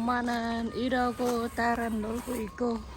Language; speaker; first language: Korean; non-native, fluent; Khmer